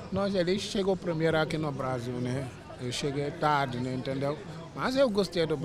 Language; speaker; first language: Portuguese; non-native, learner; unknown